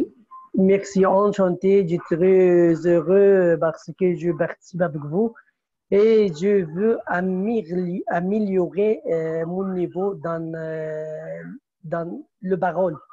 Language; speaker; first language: French; non-native, learner; Arabic